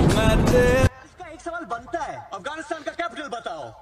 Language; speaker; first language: Hindi; native; Hindi